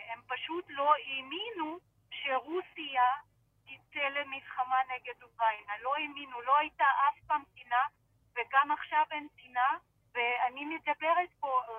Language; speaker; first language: Hebrew; non-native, fluent; Russian